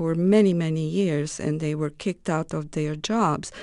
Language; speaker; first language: English; non-native, fluent; Romanian